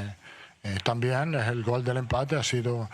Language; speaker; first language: Portuguese; non-native, learner; Italian